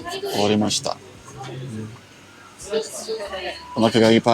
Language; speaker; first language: Japanese; non-native, learner; English